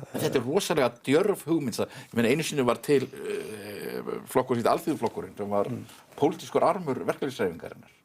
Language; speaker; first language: Icelandic; native; Icelandic